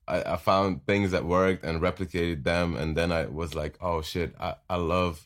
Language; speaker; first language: English; non-native, fluent; Dutch